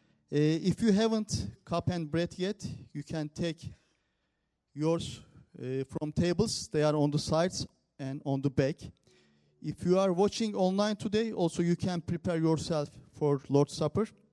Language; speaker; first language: English; non-native, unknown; Turkish